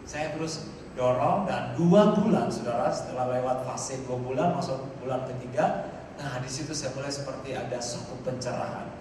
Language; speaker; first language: Indonesian; native; Indonesian